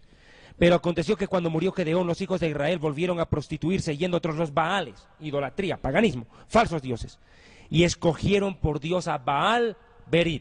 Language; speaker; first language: Spanish; native; Spanish